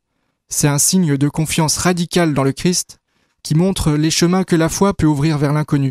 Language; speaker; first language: French; native; French